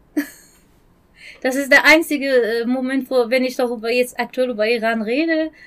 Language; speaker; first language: German; non-native, fluent; Persian